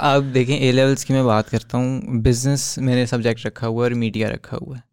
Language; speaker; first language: Urdu; native; Urdu